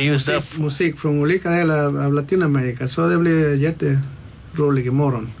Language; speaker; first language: Swedish; non-native, local second language; Spanish